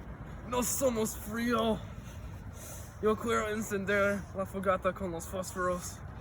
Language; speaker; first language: Spanish; non-native, learner; English